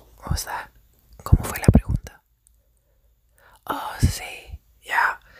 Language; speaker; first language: Spanish; non-native, fluent; English